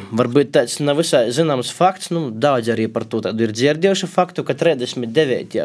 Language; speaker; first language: Latvian; native; Latvian